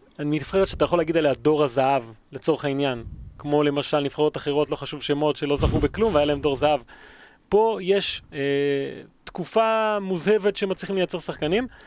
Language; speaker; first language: Hebrew; early bilingual, other home language; Spanish